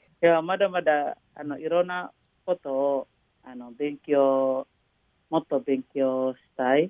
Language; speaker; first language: Japanese; non-native, learner; Indonesian